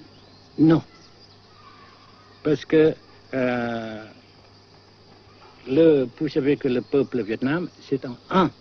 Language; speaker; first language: French; non-native, fluent; Vietnamese